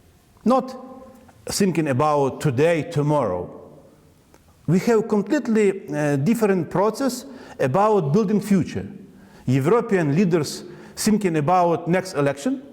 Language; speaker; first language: English; non-native, learner; Ukrainian